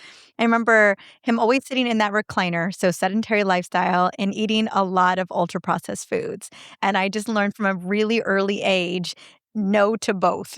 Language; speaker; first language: English; native; English